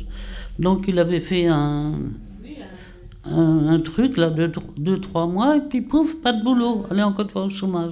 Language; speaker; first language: French; native; French